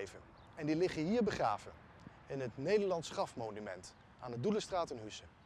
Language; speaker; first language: Dutch; native; Dutch